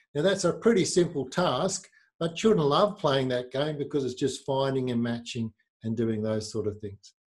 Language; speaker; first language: English; native; English